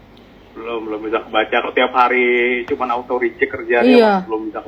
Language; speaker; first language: Indonesian; native; Indonesian